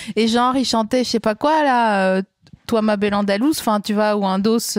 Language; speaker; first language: French; native; French